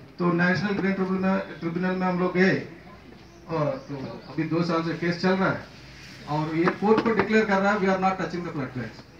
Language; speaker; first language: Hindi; non-native, local second language; Telugu